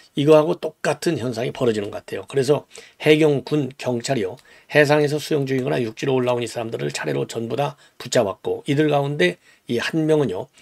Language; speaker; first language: Korean; native; Korean